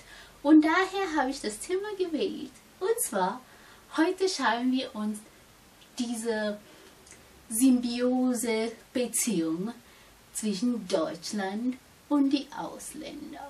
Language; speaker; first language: German; non-native, fluent; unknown